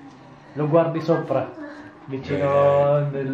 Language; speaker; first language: Italian; non-native, learner; Filipino